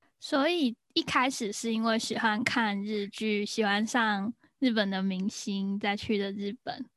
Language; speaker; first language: Chinese; native; Chinese